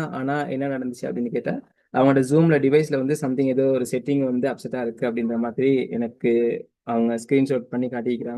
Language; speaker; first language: Tamil; native; Tamil